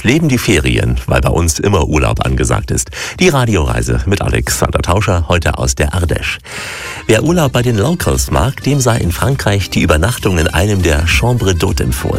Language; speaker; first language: German; native; German